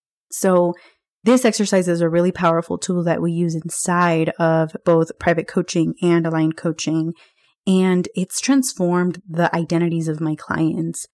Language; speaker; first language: English; early bilingual, other home language; Spanish